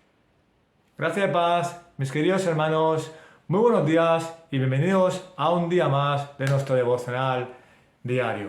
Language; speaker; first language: Spanish; native; Spanish